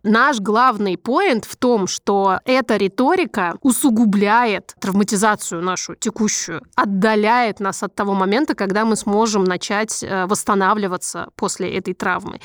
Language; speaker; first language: Russian; native; Russian